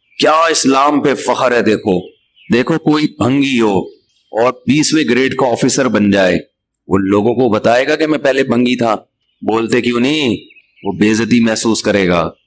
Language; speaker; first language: Urdu; native; Urdu